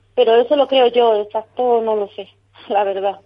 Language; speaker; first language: Spanish; native; Spanish